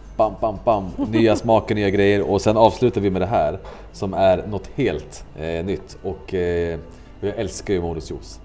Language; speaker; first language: Swedish; native; Swedish